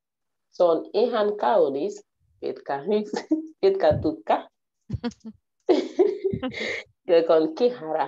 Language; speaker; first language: Finnish; non-native, learner; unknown